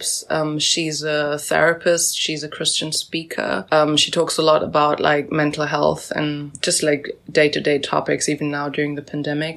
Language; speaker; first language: English; native; English